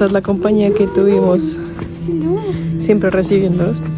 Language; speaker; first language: Spanish; native; Spanish